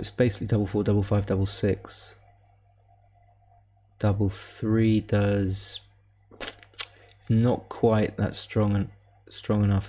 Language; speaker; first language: English; native; English